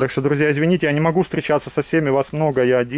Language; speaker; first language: Russian; native; Russian